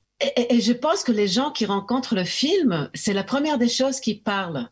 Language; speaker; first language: French; early bilingual, heritage; French